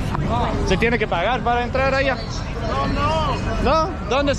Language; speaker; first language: Spanish; non-native, learner; English